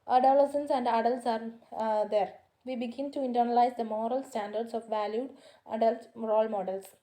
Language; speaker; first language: English; non-native, local second language; Malayalam